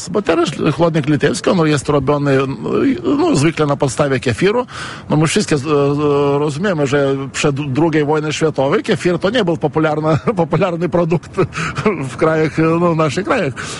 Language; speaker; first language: Polish; non-native, fluent; Lithuanian